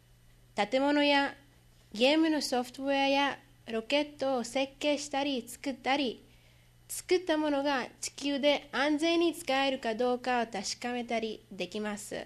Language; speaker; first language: Japanese; non-native, learner; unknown